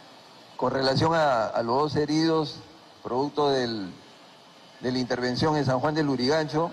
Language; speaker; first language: Spanish; native; Spanish